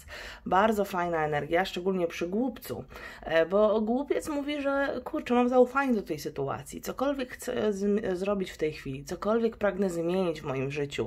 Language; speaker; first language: Polish; native; Polish